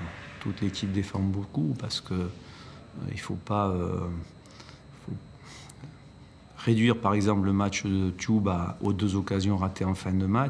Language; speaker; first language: French; native; French